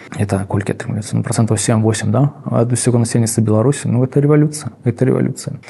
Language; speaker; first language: Belarusian; non-native, local second language; Russian